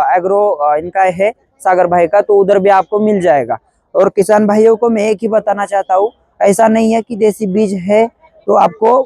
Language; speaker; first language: Hindi; non-native, local second language; Marathi